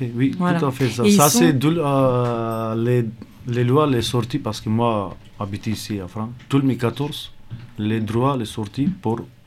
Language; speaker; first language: French; non-native, learner; Romany